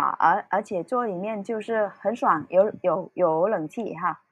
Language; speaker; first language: Chinese; early bilingual, heritage; Cantonese